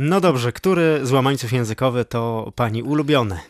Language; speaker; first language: Polish; native; Polish